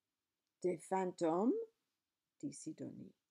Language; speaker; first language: French; non-native, learner; English